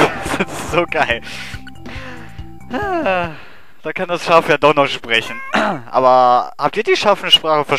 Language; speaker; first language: German; native; German